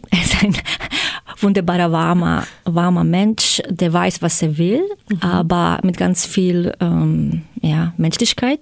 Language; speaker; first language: German; non-native, fluent; Croatian